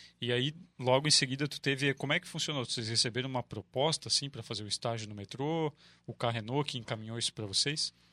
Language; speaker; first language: Portuguese; native; Portuguese